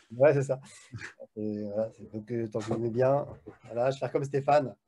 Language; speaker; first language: French; native; French